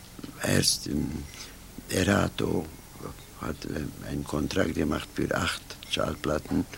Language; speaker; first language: German; non-native, fluent; Hungarian